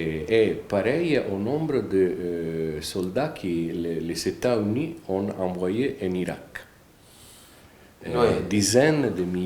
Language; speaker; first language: French; non-native, fluent; Italian